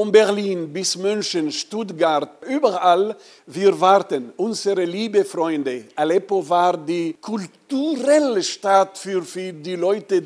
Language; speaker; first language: German; non-native, learner; Arabic